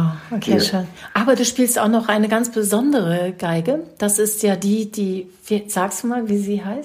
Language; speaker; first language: German; native; German